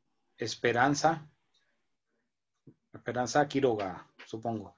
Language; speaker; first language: Spanish; native; Spanish